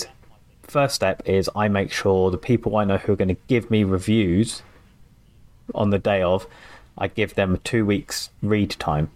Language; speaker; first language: English; native; English